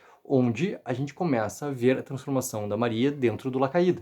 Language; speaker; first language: Portuguese; native; Portuguese